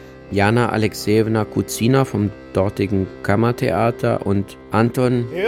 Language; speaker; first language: German; native; German